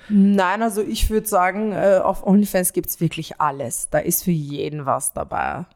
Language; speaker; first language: German; early bilingual, other home language; Romanian